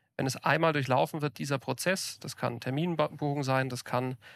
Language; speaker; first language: German; native; German